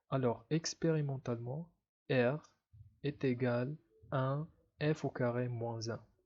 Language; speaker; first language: French; non-native, local second language; Arabic